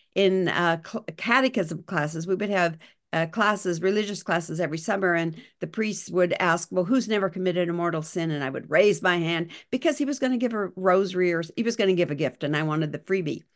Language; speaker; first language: English; native; English